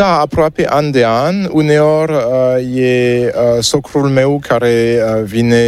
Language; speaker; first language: Romanian; non-native, fluent; French